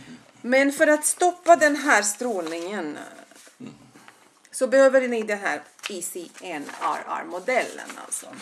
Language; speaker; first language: Swedish; non-native, fluent; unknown